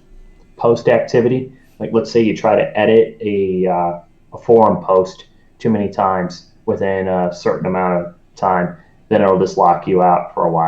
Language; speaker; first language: English; native; English